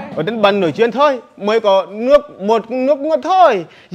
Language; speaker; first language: Vietnamese; non-native, learner; Portuguese